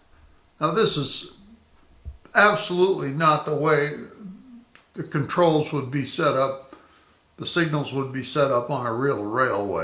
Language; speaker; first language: English; native; English